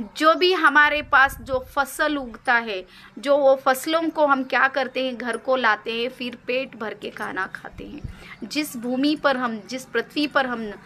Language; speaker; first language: Hindi; non-native, local second language; Kannada